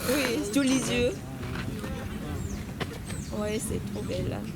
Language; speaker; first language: French; non-native, learner; Korean